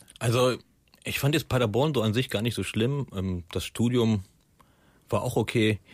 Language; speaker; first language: German; early bilingual, other home language; Persian